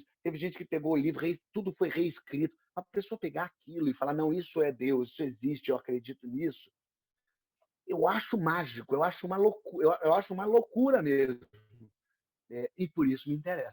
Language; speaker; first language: Portuguese; native; Portuguese